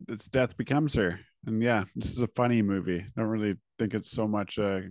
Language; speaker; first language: English; native; English